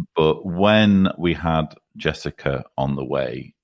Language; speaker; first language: English; native; English